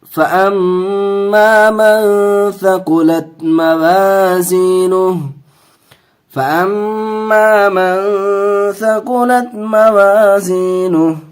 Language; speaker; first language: Urdu; native; Urdu